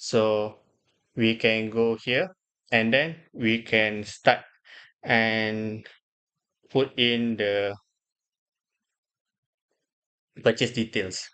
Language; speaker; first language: English; non-native, local second language; Malay